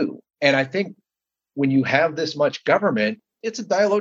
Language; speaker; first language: English; native; English